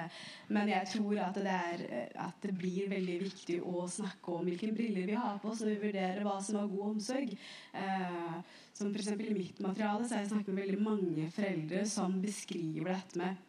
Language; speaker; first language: Norwegian; early bilingual, other home language; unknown